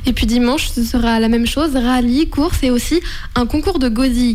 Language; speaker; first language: French; native; French